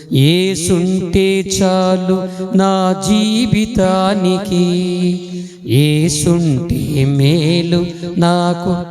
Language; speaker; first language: Telugu; non-native, local second language; Lambadi